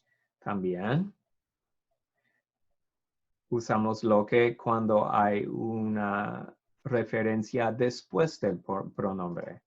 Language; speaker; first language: Spanish; non-native, fluent; English